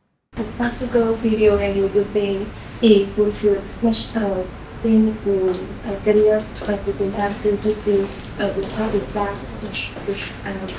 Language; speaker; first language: Portuguese; non-native, learner; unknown